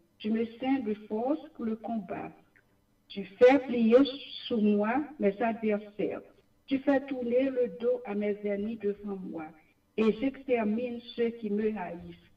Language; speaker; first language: French; non-native, local second language; Haitian Creole